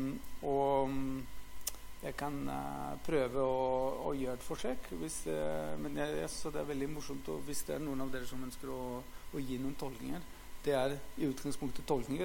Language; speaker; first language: Norwegian; non-native, fluent; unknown